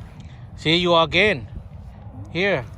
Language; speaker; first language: English; non-native, learner; Lao